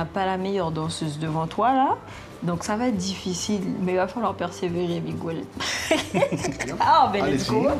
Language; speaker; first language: French; native; French